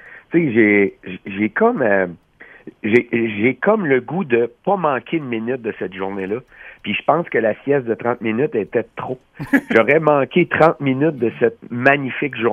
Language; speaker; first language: French; native; French